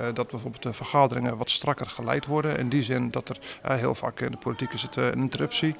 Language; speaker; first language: Dutch; native; Dutch